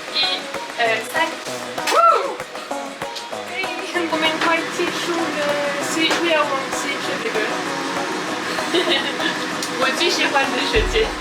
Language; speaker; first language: Chinese; non-native, fluent; French